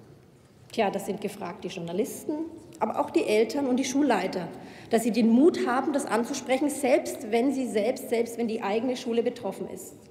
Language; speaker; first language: German; native; German